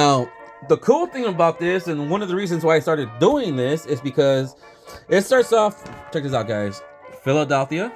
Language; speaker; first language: English; native; English